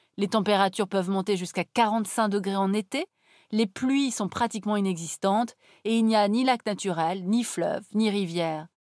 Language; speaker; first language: French; native; French